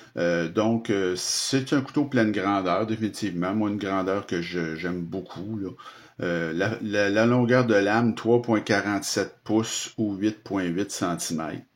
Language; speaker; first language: French; native; French